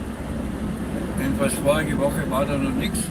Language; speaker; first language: German; native; German